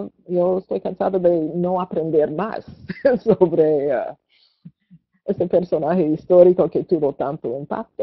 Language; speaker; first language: Spanish; non-native, fluent; English